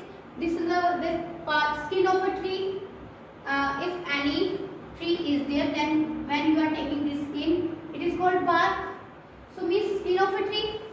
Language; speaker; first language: English; non-native, local second language; Hindi